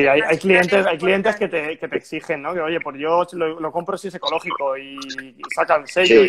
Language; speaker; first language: Spanish; native; Spanish